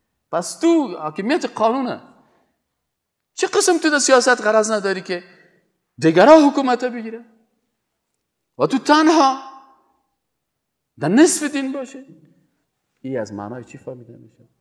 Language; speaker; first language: Persian; native; Persian